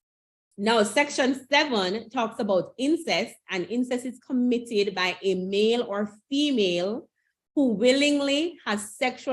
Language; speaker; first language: English; native; English